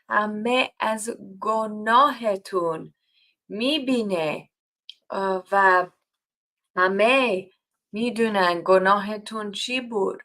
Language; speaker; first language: Persian; non-native, learner; English